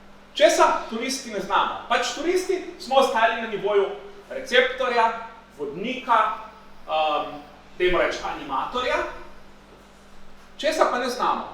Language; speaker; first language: Slovenian; native; Slovenian